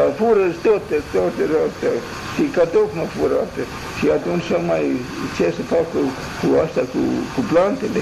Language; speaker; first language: Romanian; non-native, local second language; German